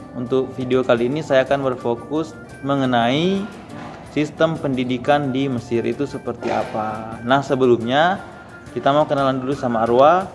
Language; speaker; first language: Indonesian; native; Indonesian